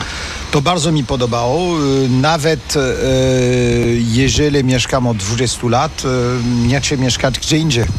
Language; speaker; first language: Polish; non-native, fluent; French